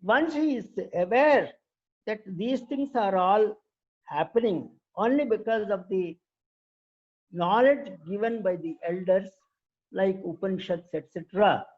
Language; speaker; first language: English; non-native, local second language; Telugu